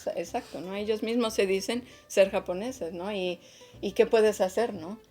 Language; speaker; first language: Spanish; native; Spanish